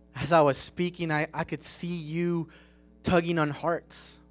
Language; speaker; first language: English; non-native, fluent; Spanish